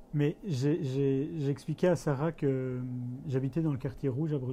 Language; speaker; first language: French; native; French